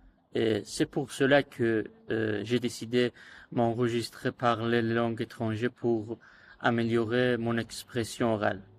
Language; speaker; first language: French; non-native, learner; Azerbaijani